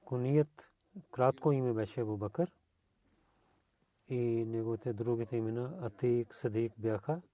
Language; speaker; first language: Bulgarian; non-native, learner; Urdu